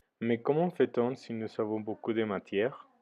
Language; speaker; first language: French; non-native, learner; Spanish